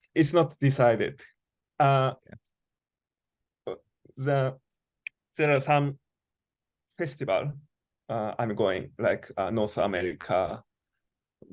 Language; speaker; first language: English; non-native, learner; Japanese